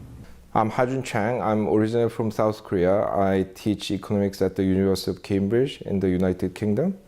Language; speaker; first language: English; non-native, fluent; Korean